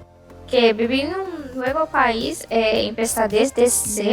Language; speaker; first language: Spanish; non-native, learner; Portuguese